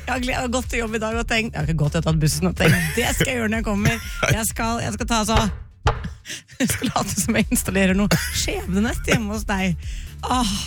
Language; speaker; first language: Norwegian; native; Norwegian